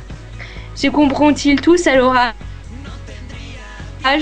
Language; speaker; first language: French; native; French